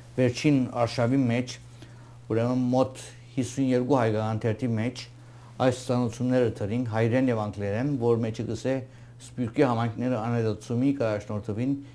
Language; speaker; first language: Armenian; early bilingual, heritage; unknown